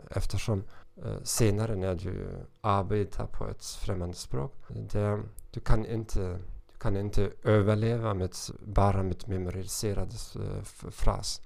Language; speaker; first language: Swedish; non-native, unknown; German